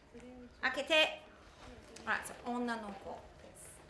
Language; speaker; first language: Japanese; non-native, fluent; English